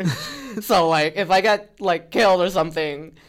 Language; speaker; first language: English; non-native, local second language; Filipino